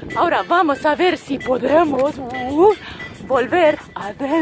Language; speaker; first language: Spanish; non-native, fluent; English